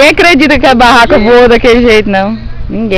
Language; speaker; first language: Portuguese; native; Portuguese